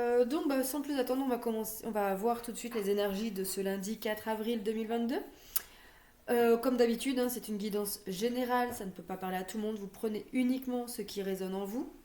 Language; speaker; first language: French; native; French